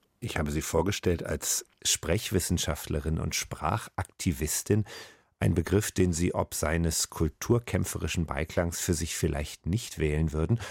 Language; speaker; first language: German; native; German